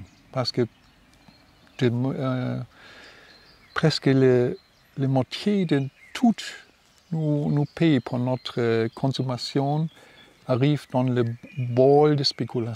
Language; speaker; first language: French; non-native, learner; German